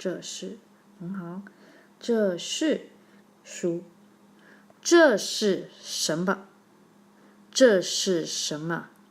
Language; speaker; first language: Chinese; non-native, fluent; English